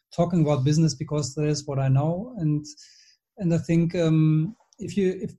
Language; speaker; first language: English; non-native, fluent; German